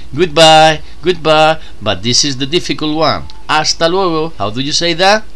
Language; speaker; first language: English; non-native, fluent; Spanish